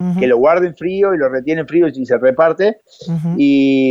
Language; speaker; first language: Spanish; native; Spanish